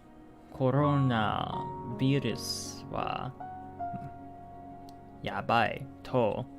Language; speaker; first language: Japanese; non-native, learner; English